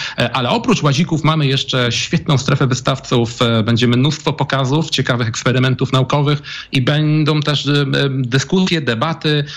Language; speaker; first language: Polish; native; Polish